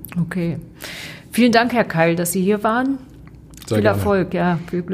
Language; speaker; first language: German; native; German